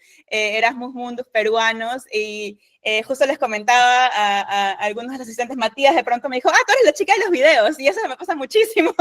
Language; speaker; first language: Spanish; native; Spanish